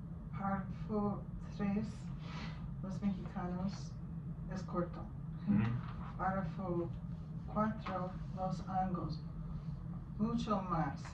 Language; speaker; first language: Spanish; non-native, learner; English